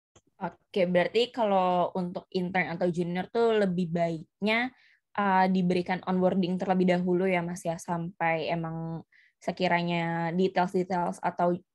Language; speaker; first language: Indonesian; native; Indonesian